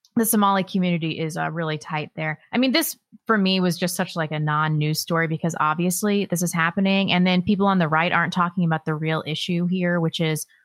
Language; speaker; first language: English; native; English